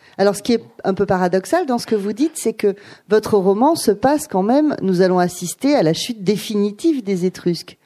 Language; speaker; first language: French; native; French